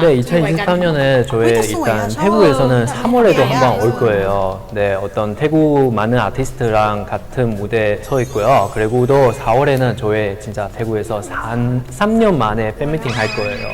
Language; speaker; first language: Korean; non-native, learner; Chinese